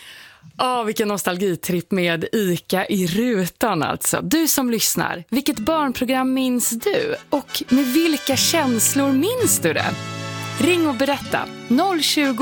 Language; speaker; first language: Swedish; native; Swedish